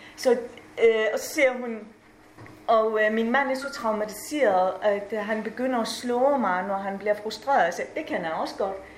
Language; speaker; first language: Danish; non-native, fluent; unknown